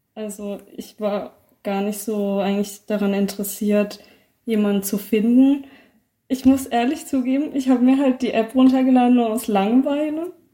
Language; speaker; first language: German; native; German